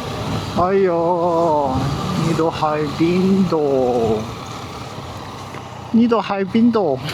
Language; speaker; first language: Cantonese; non-native, learner; English